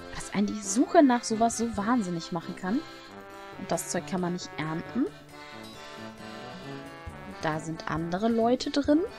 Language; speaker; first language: German; native; German